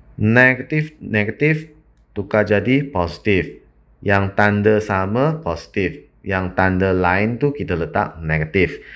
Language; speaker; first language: Malay; non-native, local second language; Chinese